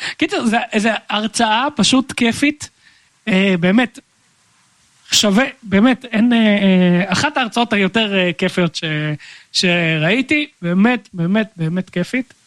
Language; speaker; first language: Hebrew; native; Hebrew